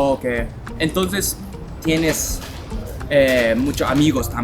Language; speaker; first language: Spanish; non-native, learner; Japanese